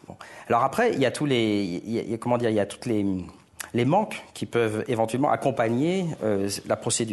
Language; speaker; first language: French; native; French